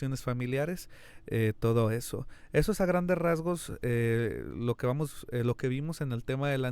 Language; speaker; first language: Spanish; native; Spanish